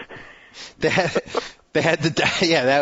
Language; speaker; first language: English; native; English